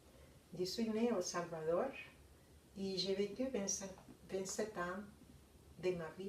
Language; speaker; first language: French; non-native, fluent; Spanish